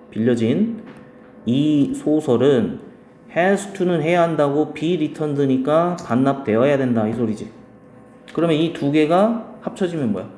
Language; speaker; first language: Korean; native; Korean